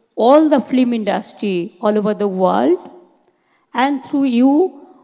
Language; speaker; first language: English; non-native, local second language; Bangla